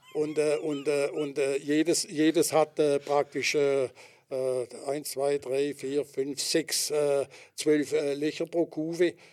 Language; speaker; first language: German; native; German